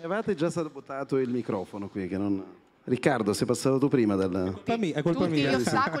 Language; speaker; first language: Italian; native; Italian